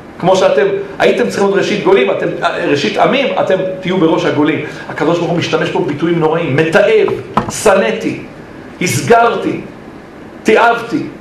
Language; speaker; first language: Hebrew; native; Hebrew